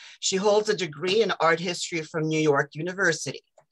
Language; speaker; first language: English; early bilingual, other home language; Ukrainian